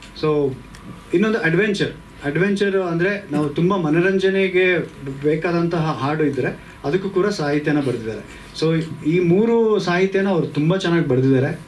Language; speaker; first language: Kannada; native; Kannada